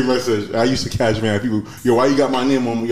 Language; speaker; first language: English; non-native, local second language; Yoruba